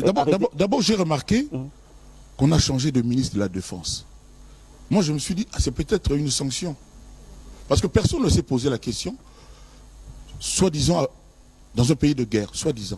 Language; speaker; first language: French; non-native, local second language; Lingala